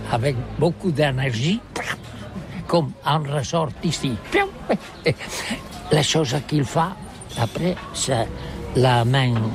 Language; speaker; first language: French; non-native, learner; Catalan